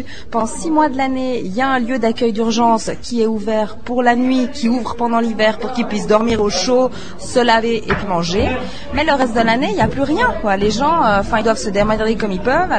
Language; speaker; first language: French; native; French